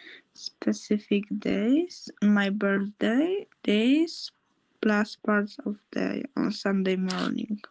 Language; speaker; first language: English; non-native, learner; Polish